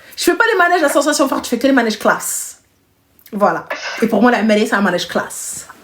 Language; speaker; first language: French; early bilingual, other home language; Arabic